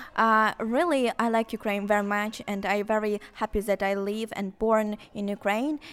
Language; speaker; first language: English; non-native, learner; Ukrainian